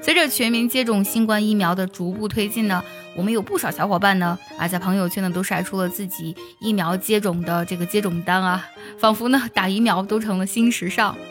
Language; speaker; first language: Chinese; native; Chinese